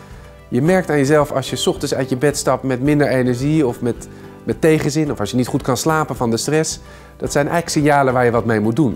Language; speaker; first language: Dutch; native; Dutch